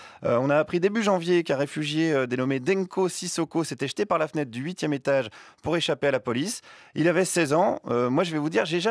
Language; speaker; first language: French; native; French